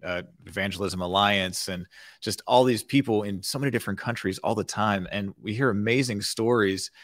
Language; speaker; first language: English; native; English